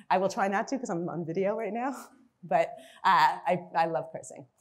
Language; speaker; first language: English; native; English